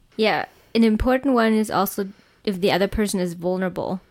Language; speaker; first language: English; non-native, fluent; German